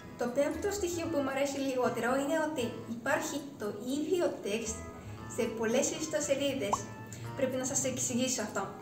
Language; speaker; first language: Greek; non-native, fluent; Japanese